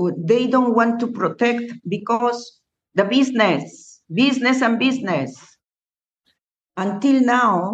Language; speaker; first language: English; non-native, learner; Spanish